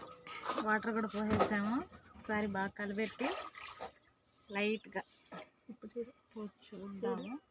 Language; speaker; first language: Telugu; native; Telugu